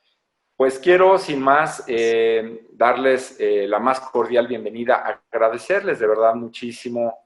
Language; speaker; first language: Spanish; native; Spanish